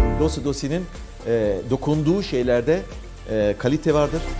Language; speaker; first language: Turkish; native; Turkish